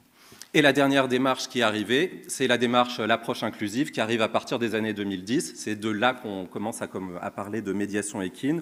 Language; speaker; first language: French; native; French